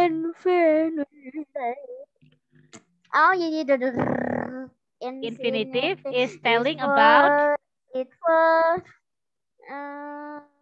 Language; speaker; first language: English; non-native, learner; Indonesian